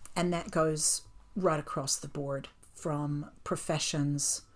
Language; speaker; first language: English; native; English